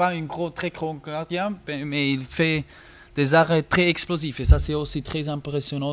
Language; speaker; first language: French; non-native, learner; German